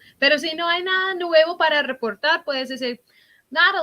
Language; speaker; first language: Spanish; non-native, fluent; English